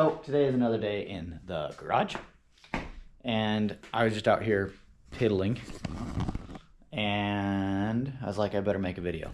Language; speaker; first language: English; native; English